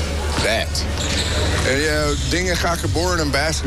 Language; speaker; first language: Dutch; non-native, fluent; English